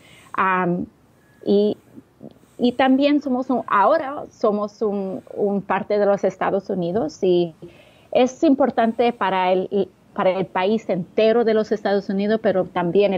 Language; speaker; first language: Spanish; early bilingual, heritage; Spanish